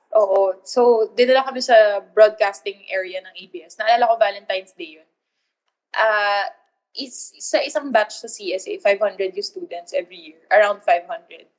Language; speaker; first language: Filipino; native; Filipino